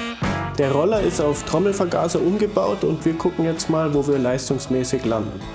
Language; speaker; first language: German; native; German